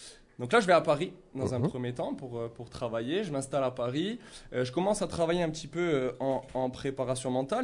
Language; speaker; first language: French; native; French